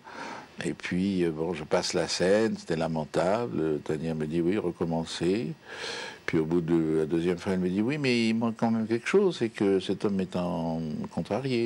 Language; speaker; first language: French; native; French